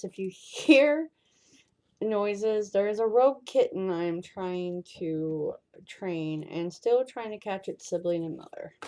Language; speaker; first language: English; native; English